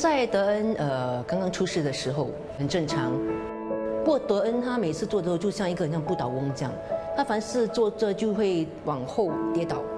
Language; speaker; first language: Chinese; native; Chinese